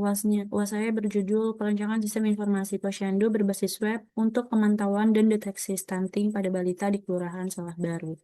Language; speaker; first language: Indonesian; native; Indonesian